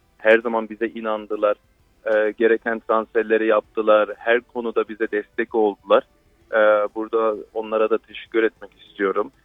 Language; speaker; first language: Turkish; early bilingual, heritage; Turkish